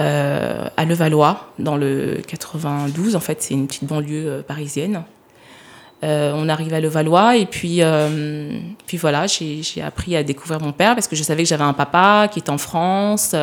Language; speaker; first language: French; early bilingual, other home language; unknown